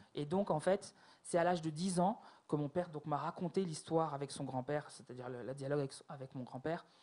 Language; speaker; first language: French; native; French